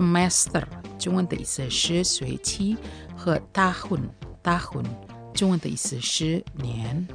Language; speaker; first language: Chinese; non-native, fluent; Indonesian